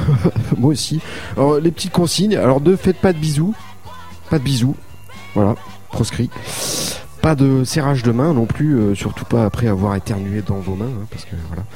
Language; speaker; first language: French; native; French